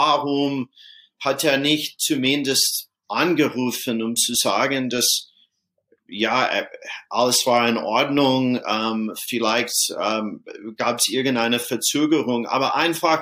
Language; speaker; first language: German; non-native, fluent; English